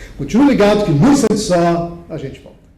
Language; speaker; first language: Portuguese; native; Portuguese